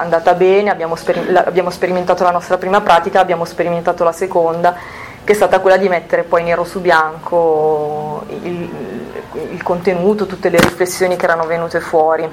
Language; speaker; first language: Italian; native; Italian